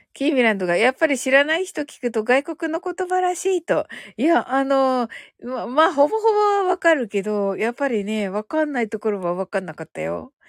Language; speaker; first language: Japanese; native; Japanese